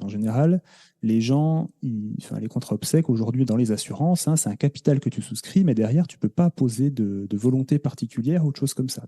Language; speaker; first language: French; native; French